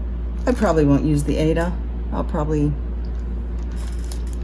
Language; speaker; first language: English; native; English